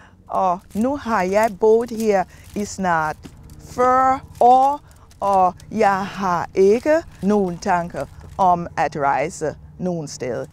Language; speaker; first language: Danish; non-native, fluent; English